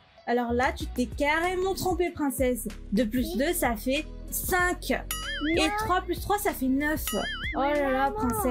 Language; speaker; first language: French; native; French